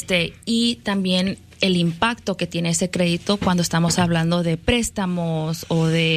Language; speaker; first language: Spanish; early bilingual, other home language; English